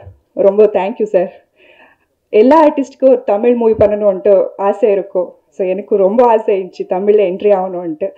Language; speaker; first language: Tamil; native; Tamil